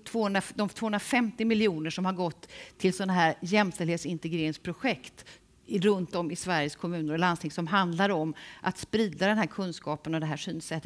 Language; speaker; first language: Swedish; native; Swedish